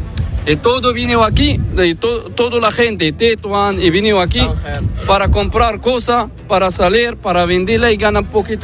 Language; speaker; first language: Spanish; non-native, learner; Arabic